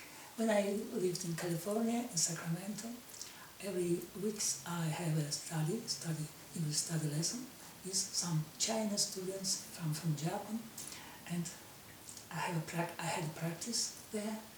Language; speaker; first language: English; non-native, learner; Russian